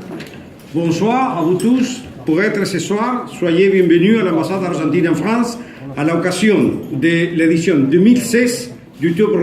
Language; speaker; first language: French; non-native, fluent; Spanish